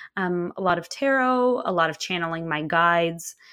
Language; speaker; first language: English; early bilingual, other home language; Russian